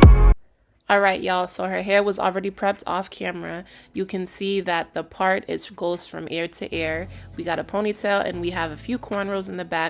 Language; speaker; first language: English; native; English